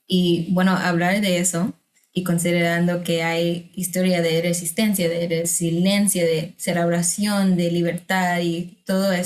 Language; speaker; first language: Spanish; non-native, fluent; English